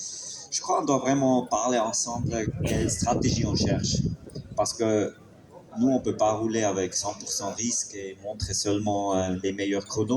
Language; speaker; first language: French; non-native, fluent; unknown